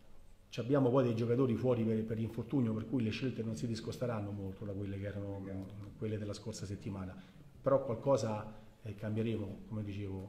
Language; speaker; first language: Italian; native; Italian